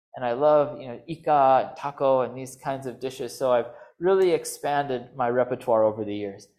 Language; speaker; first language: English; native; English